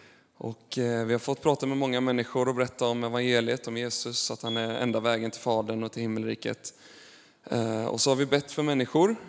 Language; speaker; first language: Swedish; native; Swedish